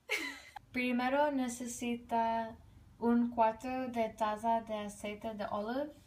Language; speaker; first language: Spanish; non-native, learner; English